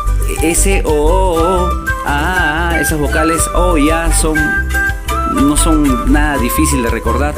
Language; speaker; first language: Spanish; native; Spanish